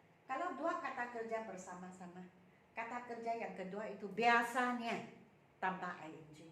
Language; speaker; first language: Malay; non-native, local second language; Min Nan Chinese